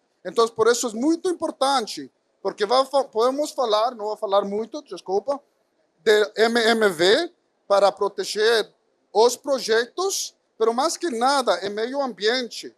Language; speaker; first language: Portuguese; non-native, fluent; Spanish